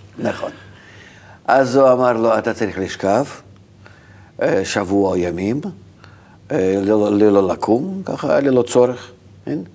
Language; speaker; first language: Hebrew; non-native, fluent; Russian